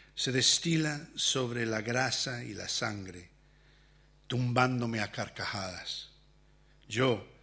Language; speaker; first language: Spanish; early bilingual, heritage; Spanish